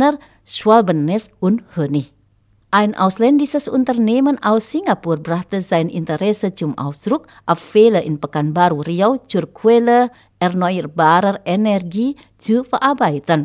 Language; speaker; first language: German; non-native, fluent; Indonesian